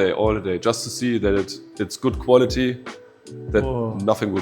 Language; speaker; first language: English; non-native, fluent; German